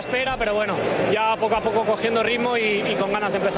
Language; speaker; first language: Spanish; native; Spanish